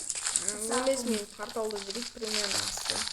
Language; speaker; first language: Kazakh; native; Kazakh